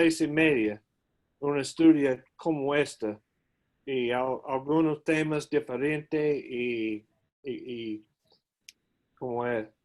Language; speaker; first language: Spanish; non-native, learner; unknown